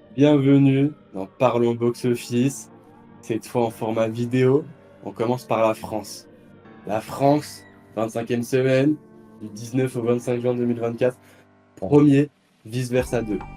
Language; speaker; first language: French; native; French